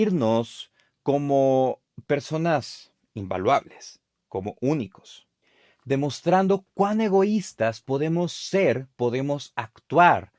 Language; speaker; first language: Spanish; native; Spanish